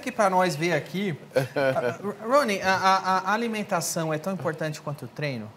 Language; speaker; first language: Portuguese; native; Portuguese